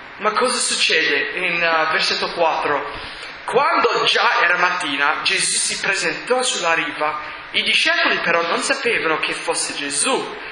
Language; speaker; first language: Italian; non-native, fluent; English